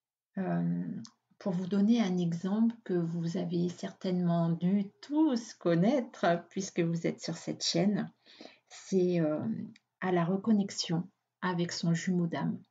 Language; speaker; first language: French; native; French